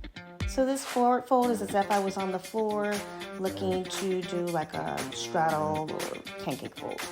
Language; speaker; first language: English; native; English